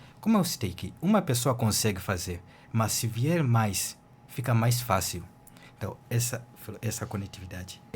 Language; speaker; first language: Portuguese; non-native, fluent; Ganda